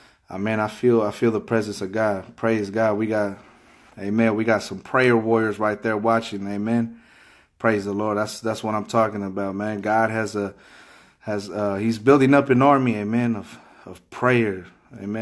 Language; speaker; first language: English; early bilingual, other home language; Spanish